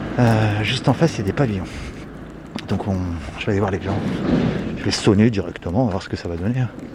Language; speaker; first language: French; native; French